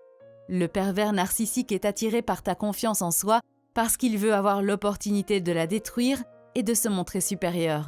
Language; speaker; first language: French; native; French